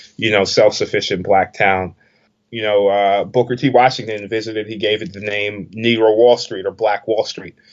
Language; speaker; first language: English; native; English